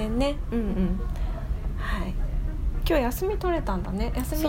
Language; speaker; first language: Japanese; native; Japanese